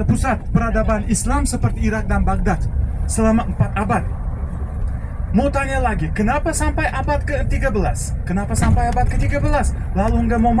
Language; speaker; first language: Indonesian; non-native, fluent; Uzbek